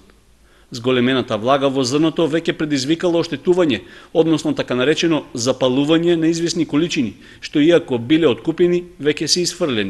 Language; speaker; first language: Macedonian; native; Macedonian